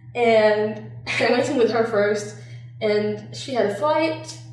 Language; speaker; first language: English; non-native, local second language; Bemba